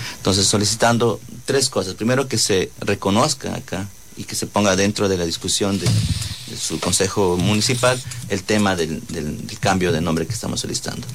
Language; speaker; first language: Spanish; non-native, local second language; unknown